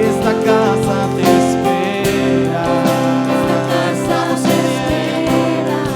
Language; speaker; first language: Spanish; native; Spanish